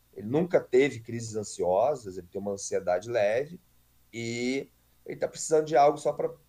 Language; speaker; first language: Portuguese; native; Portuguese